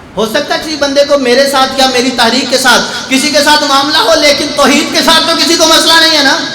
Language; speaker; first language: Urdu; non-native, local second language; Punjabi